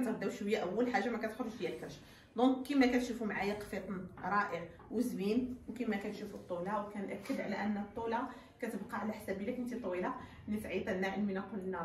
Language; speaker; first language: Arabic; native; Arabic